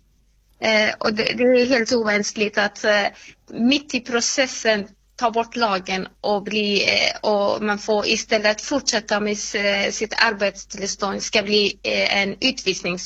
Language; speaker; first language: Swedish; non-native, fluent; Persian